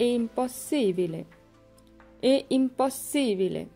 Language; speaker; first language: Italian; non-native, learner; Bangla